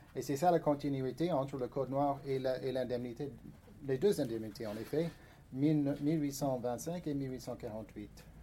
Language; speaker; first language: French; non-native, fluent; English